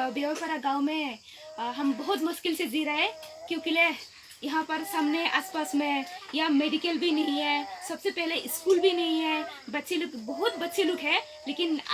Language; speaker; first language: Hindi; non-native, local second language; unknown